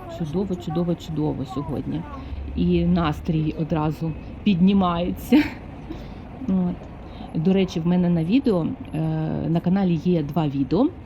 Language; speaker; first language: Ukrainian; native; Ukrainian